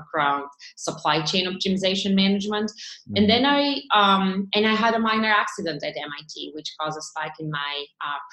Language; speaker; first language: English; non-native, fluent; Bulgarian